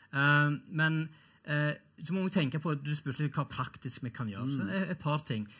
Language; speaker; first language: Norwegian; early bilingual, other home language; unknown